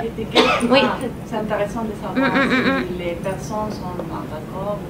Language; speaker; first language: French; non-native, learner; Spanish